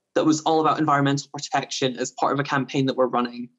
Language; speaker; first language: English; native; English